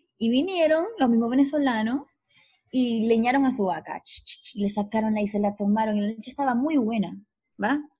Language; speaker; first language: Spanish; native; Spanish